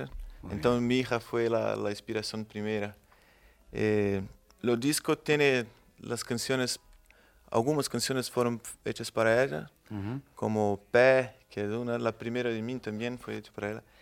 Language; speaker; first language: Spanish; non-native, fluent; Portuguese